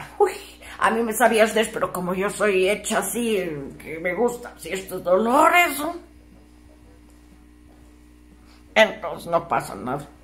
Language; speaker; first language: Spanish; native; Spanish